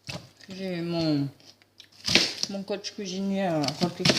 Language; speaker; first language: French; native; French